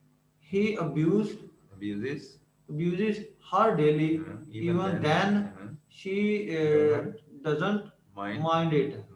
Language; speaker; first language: English; non-native, learner; Urdu